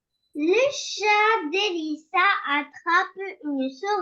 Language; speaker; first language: French; non-native, learner; Arabic